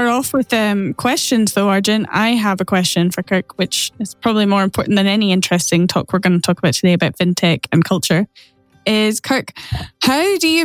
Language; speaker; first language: English; native; English